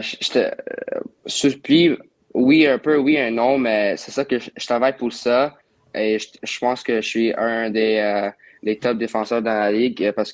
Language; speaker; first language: French; non-native, local second language; English